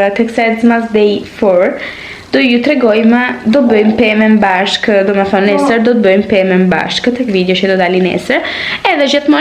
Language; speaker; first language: Albanian; early bilingual, heritage; Albanian